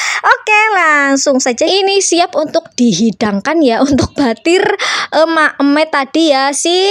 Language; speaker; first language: Indonesian; non-native, local second language; Javanese